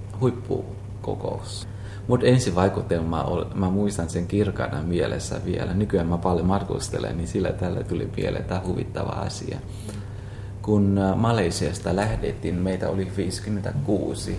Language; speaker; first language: Finnish; non-native, fluent; Vietnamese